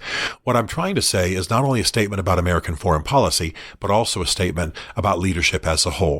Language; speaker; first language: English; native; English